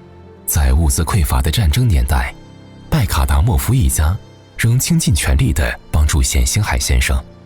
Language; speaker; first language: Chinese; native; Chinese